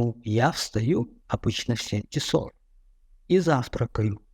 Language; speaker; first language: Russian; non-native, fluent; Tajik